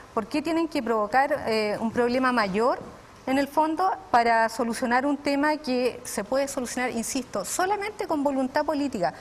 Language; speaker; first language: Spanish; native; Spanish